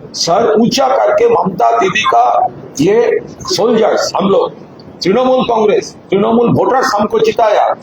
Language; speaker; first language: Hindi; non-native, local second language; Bangla